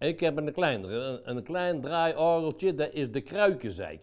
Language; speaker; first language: Dutch; native; Dutch